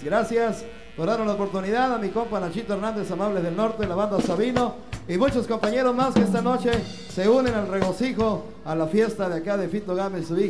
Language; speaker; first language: Spanish; native; Spanish